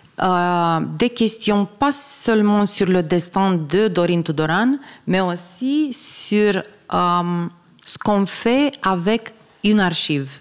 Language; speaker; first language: French; non-native, fluent; Romanian